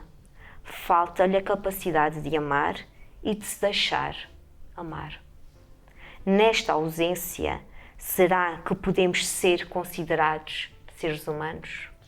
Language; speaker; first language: Portuguese; native; Portuguese